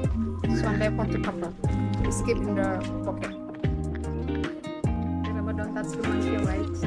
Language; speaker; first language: English; non-native, learner; Indonesian